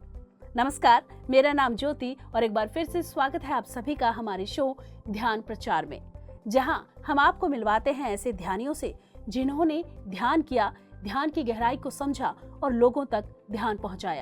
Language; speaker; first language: Hindi; native; Hindi